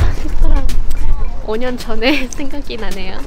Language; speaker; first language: Korean; non-native, fluent; Thai